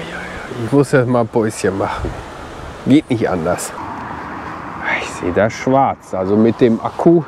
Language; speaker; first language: German; native; German